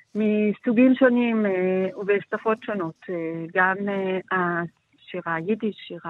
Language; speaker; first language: Hebrew; non-native, fluent; German